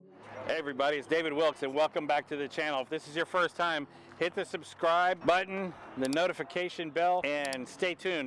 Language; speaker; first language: English; native; English